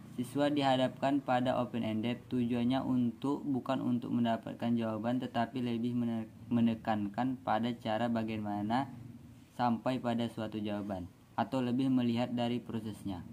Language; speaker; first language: Indonesian; native; Indonesian